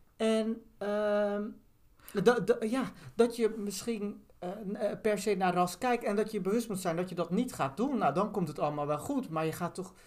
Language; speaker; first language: Dutch; early bilingual, other home language; Turkish